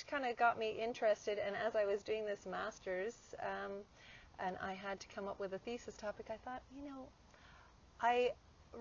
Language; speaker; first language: English; native; English